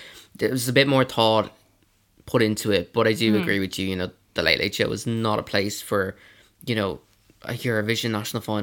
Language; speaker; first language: English; native; English